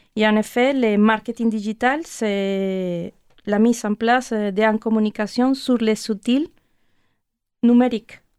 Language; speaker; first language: French; non-native, fluent; Spanish